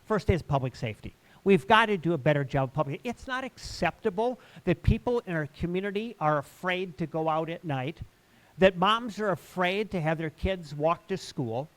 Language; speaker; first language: English; native; English